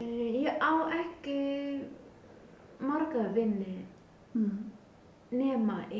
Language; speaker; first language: Icelandic; non-native, learner; Vietnamese